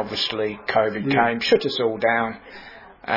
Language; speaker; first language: English; native; English